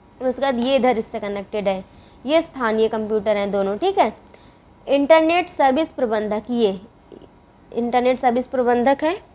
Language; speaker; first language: Hindi; native; Hindi